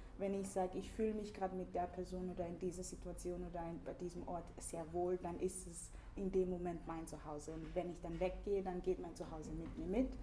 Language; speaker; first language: German; early bilingual, other home language; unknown